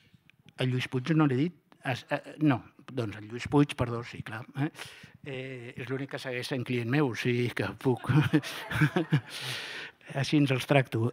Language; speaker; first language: Catalan; native; Catalan